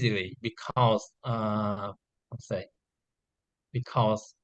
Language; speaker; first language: English; non-native, learner; Vietnamese